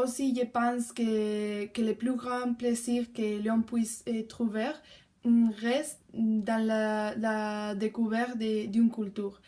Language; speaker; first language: French; non-native, learner; Spanish